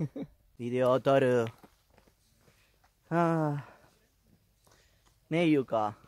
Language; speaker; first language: Japanese; non-native, learner; Spanish